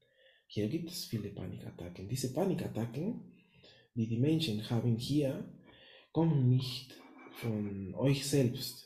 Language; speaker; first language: German; non-native, fluent; Spanish